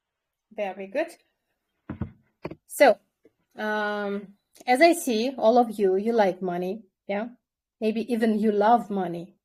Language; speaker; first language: English; non-native, fluent; Kyrgyz